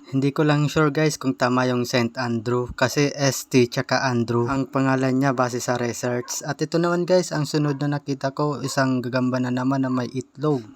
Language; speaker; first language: Filipino; non-native, local second language; Bikol